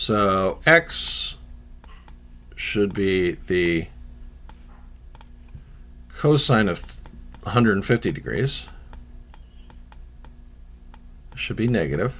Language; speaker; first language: English; native; English